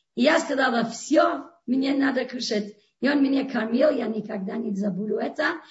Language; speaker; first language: Russian; non-native, fluent; English